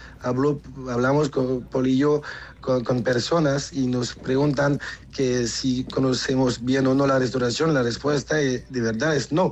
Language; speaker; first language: Spanish; non-native, learner; French